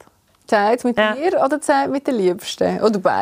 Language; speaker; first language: German; native; German